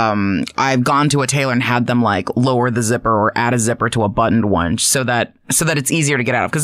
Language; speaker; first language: English; early bilingual, other home language; Chinese